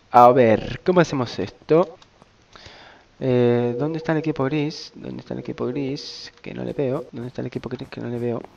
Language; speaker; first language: Spanish; native; Spanish